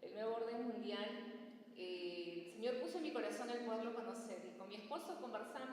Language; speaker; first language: Spanish; native; Spanish